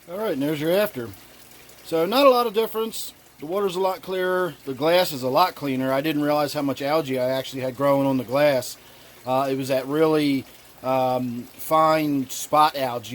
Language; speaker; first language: English; native; English